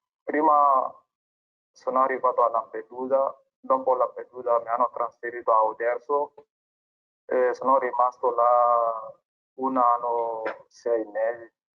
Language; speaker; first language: Italian; non-native, learner; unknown